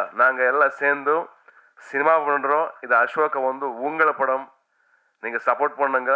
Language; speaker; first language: Tamil; non-native, learner; Kannada